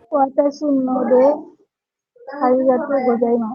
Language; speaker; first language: Japanese; non-native, learner; Bangla